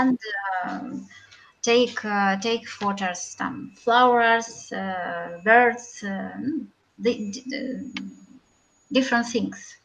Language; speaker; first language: English; non-native, learner; Russian